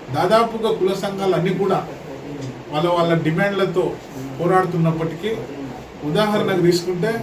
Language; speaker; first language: Telugu; non-native, local second language; Lambadi